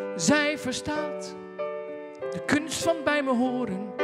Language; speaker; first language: Dutch; native; Dutch